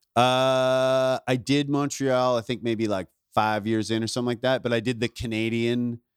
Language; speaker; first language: English; native; English